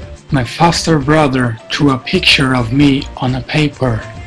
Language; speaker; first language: English; non-native, fluent; Portuguese